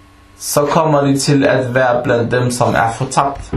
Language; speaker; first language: Danish; non-native, fluent; Arabic